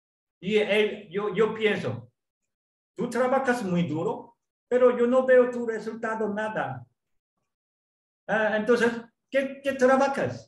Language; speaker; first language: Spanish; non-native, learner; Korean